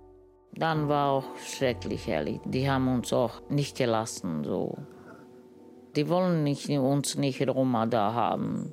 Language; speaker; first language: German; non-native, learner; Romany